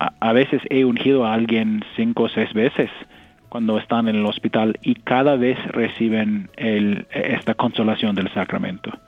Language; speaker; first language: Spanish; non-native, fluent; English